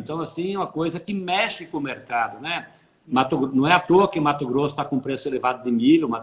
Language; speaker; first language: Portuguese; native; Portuguese